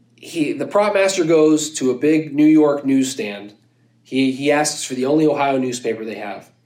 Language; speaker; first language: English; native; English